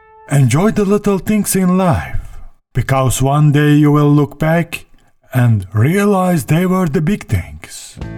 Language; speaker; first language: English; non-native, fluent; Turkish